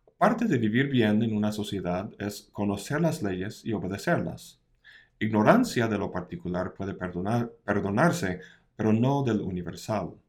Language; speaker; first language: Spanish; non-native, fluent; English